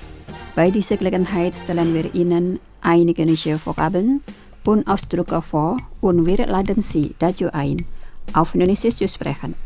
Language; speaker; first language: German; non-native, fluent; Indonesian